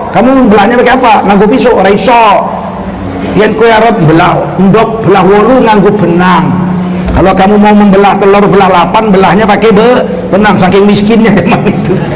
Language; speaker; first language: Indonesian; native; Indonesian